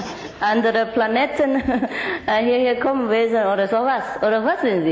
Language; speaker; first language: German; non-native, learner; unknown